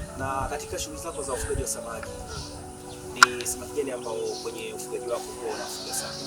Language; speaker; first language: Swahili; native; Swahili